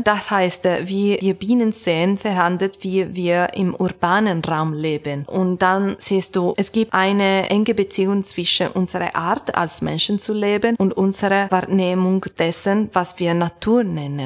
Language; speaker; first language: German; non-native, learner; Italian